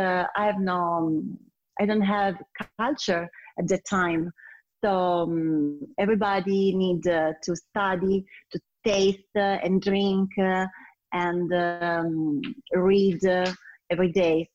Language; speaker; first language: English; non-native, learner; Italian